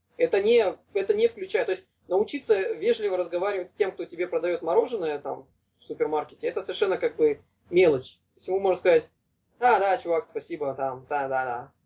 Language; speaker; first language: Russian; native; Russian